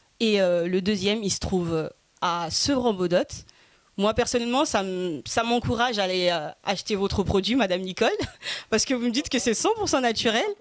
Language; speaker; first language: French; early bilingual, other home language; Lingala